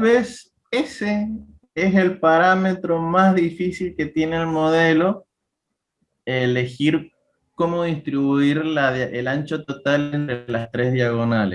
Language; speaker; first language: Spanish; native; Spanish